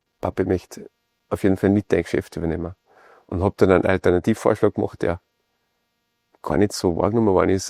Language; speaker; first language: German; native; German